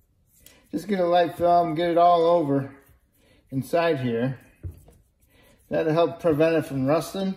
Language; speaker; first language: English; native; English